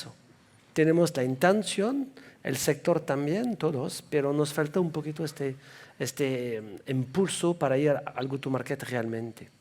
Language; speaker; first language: Spanish; non-native, fluent; French